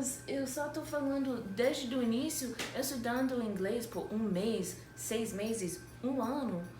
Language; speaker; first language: Portuguese; non-native, fluent; English